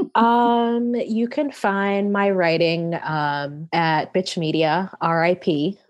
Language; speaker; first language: English; native; English